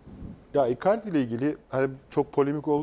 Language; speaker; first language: Turkish; native; Turkish